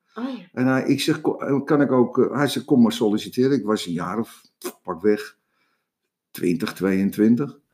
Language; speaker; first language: Dutch; native; Dutch